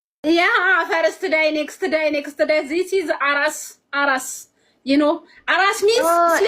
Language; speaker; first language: English; non-native, learner; Amharic